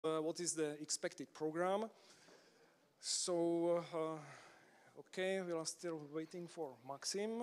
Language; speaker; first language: English; non-native, fluent; Czech